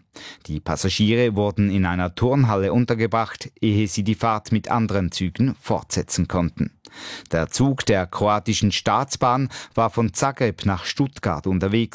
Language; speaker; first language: German; native; German